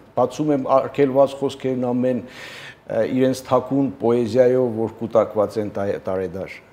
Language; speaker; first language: Armenian; native; Armenian